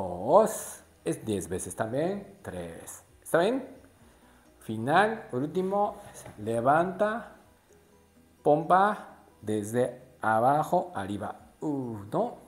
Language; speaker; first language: Spanish; non-native, learner; Japanese